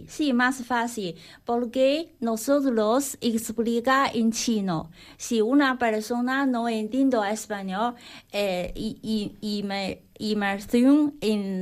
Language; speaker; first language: Spanish; non-native, learner; Chinese